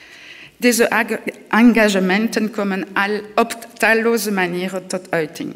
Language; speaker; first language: Dutch; non-native, local second language; French